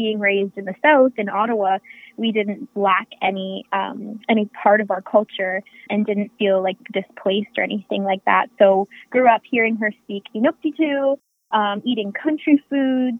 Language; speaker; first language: English; native; English